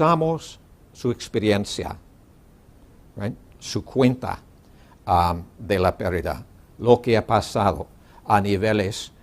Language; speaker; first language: Spanish; non-native, learner; English